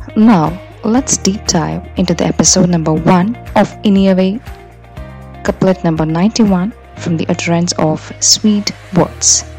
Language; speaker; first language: English; non-native, local second language; Tamil